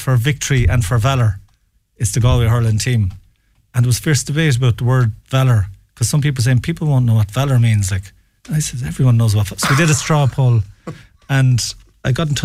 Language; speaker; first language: English; native; English